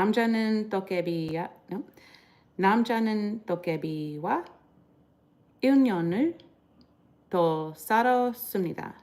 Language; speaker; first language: Korean; non-native, learner; English